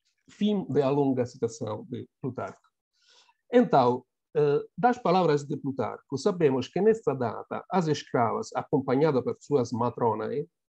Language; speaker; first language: Portuguese; non-native, fluent; Italian